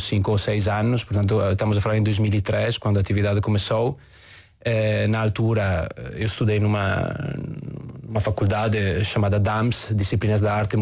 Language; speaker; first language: Portuguese; non-native, fluent; Italian